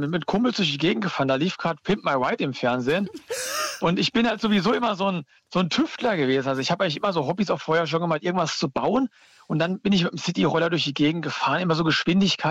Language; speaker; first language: German; native; German